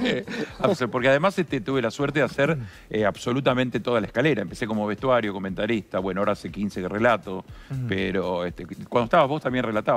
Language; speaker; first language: Spanish; native; Spanish